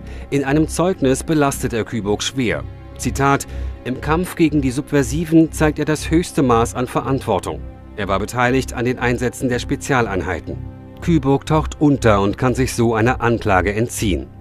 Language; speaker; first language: German; native; German